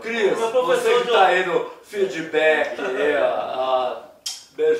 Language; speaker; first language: Portuguese; native; Portuguese